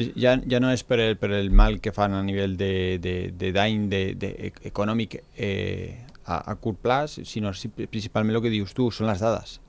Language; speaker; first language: Catalan; non-native, local second language; Spanish